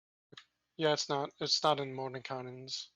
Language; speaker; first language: English; native; English